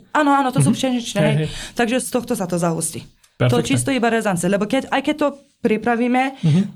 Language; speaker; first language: Slovak; non-native, fluent; Persian